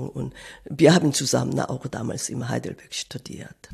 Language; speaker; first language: German; non-native, fluent; Korean